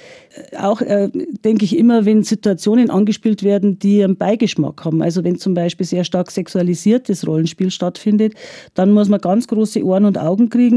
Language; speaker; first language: German; native; German